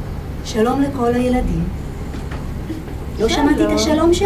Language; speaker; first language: Hebrew; native; Hebrew